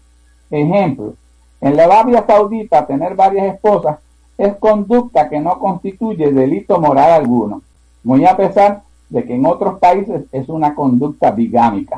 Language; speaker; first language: Spanish; native; Spanish